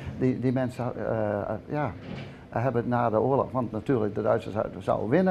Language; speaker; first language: Dutch; early bilingual, heritage; Dutch